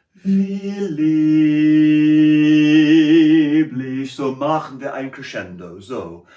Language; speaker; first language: German; non-native, learner; English